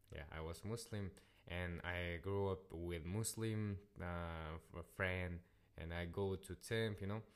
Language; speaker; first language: English; non-native, learner; Russian